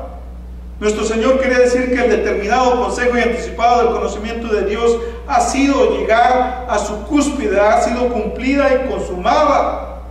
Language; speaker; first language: Spanish; native; Spanish